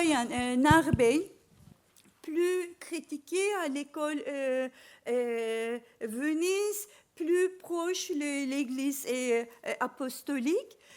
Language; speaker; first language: French; non-native, learner; Turkish